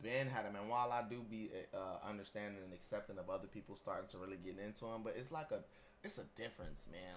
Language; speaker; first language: English; native; English